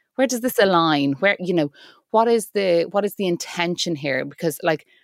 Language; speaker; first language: English; native; English